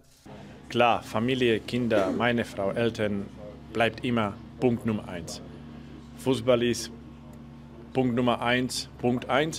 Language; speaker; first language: German; non-native, fluent; Slovak